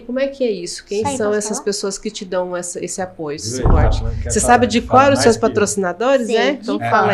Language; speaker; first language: Portuguese; native; Portuguese